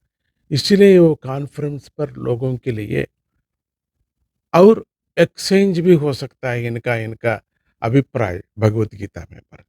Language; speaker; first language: Hindi; non-native, local second language; Kannada